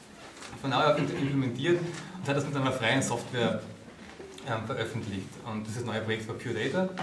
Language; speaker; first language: German; native; German